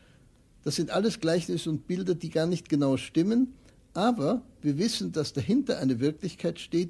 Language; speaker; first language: German; native; German